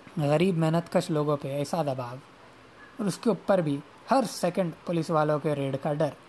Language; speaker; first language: Urdu; native; Urdu